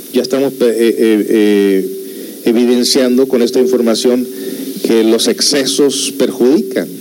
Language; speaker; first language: Spanish; early bilingual, heritage; Spanish